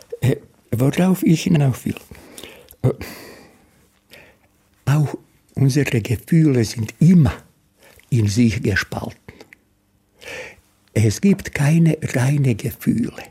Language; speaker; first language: German; non-native, fluent; Bosnian